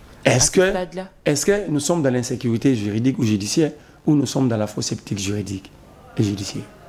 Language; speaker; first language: French; non-native, local second language; Lingala